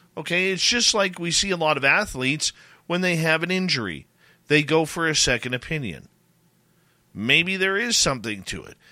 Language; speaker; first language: English; native; English